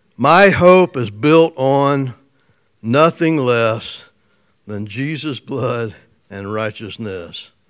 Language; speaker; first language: English; native; English